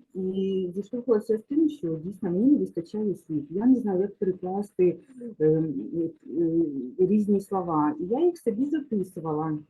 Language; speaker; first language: Ukrainian; non-native, local second language; Russian